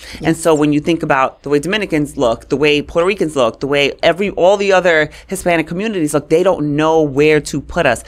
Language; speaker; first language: English; native; English